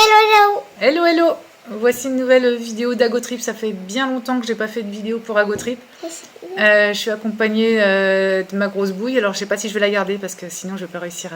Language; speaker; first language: French; native; French